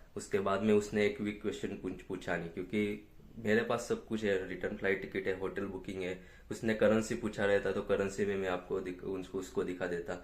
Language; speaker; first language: Hindi; non-native, local second language; Gujarati